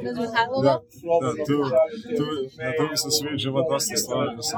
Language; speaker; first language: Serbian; early bilingual, heritage; Serbian